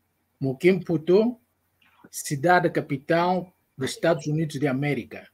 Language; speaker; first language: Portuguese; non-native, local second language; Kongo